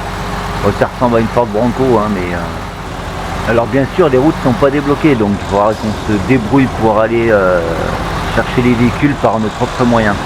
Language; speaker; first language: French; native; French